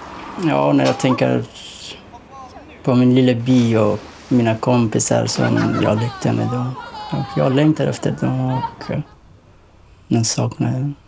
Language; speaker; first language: Swedish; non-native, learner; Persian